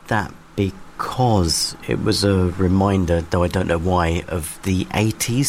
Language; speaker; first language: English; native; English